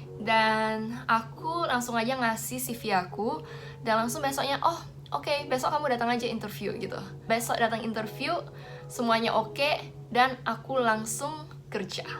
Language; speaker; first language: Indonesian; native; Indonesian